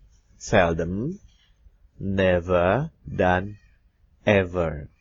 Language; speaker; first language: English; non-native, fluent; Indonesian